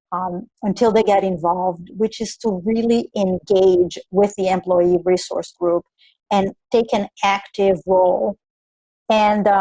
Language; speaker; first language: English; non-native, fluent; Spanish